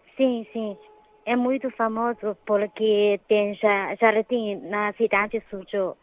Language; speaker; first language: Portuguese; non-native, fluent; Chinese